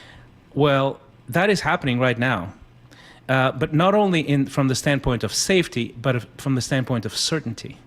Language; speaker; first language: English; non-native, fluent; Spanish